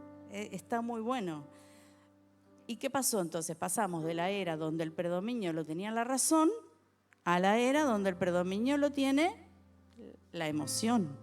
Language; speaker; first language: Spanish; native; Spanish